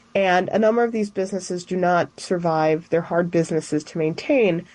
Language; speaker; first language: English; native; English